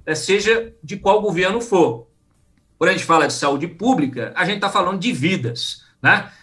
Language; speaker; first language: Portuguese; native; Portuguese